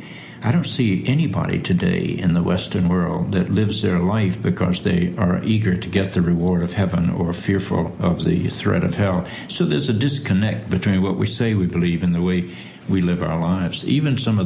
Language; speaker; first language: English; native; English